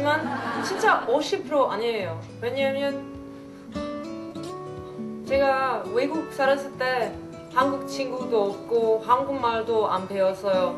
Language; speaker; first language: Korean; non-native, learner; Dutch